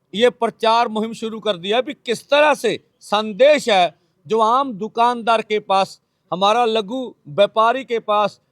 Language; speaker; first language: Hindi; non-native, local second language; Punjabi